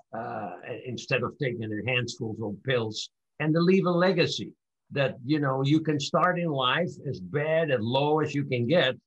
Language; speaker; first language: English; non-native, fluent; Dutch